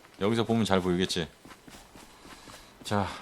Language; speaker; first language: Korean; native; Korean